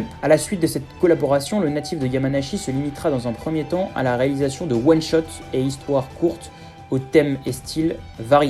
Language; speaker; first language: French; native; French